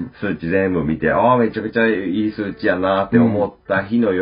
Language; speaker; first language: Japanese; native; Japanese